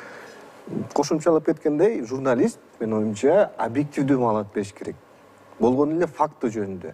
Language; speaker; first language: Kyrgyz; native; Kyrgyz